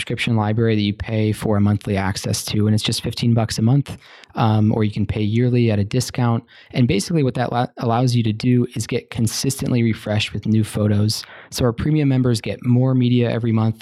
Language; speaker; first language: English; native; English